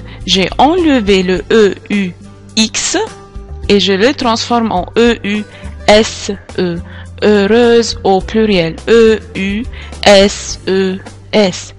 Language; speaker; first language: French; non-native, fluent; Arabic